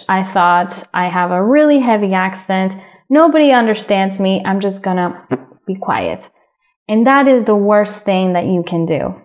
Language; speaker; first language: English; early bilingual, other home language; Spanish